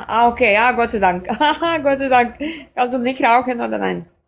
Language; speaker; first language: German; non-native, learner; Serbian